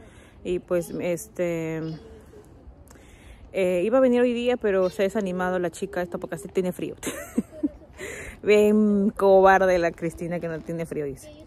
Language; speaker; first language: Spanish; native; Spanish